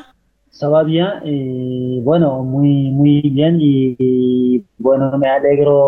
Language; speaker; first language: Spanish; non-native, fluent; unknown